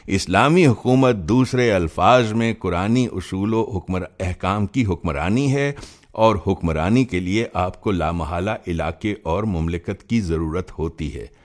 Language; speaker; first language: Urdu; native; Urdu